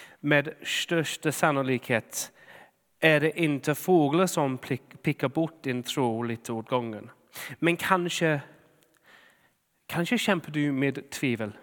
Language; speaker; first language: Swedish; non-native, fluent; English